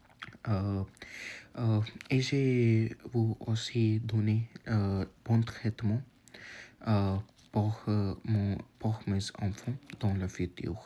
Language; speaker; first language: French; non-native, learner; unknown